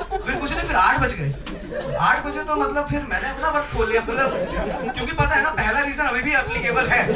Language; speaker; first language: Hindi; non-native, local second language; Bangla